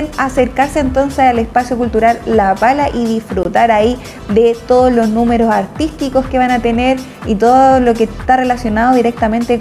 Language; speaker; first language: Spanish; native; Spanish